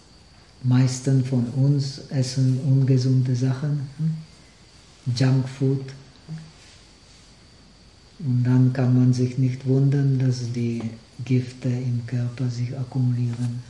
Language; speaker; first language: German; non-native, fluent; Czech